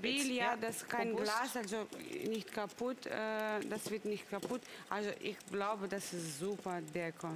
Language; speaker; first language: German; non-native, learner; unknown